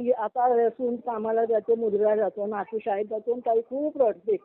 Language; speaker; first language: Marathi; non-native, local second language; Telugu